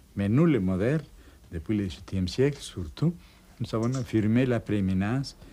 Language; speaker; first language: French; non-native, fluent; Spanish